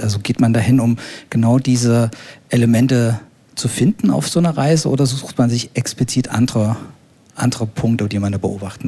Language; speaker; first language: German; native; German